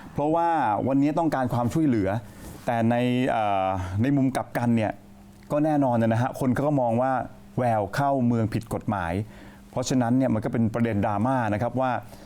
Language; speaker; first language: Thai; native; Thai